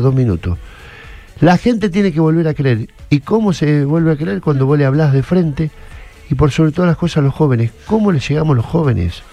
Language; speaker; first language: Spanish; native; Spanish